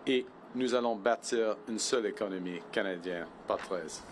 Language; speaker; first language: French; non-native, local second language; English